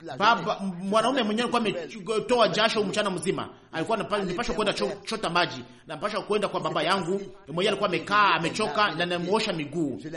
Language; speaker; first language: Swahili; native; Swahili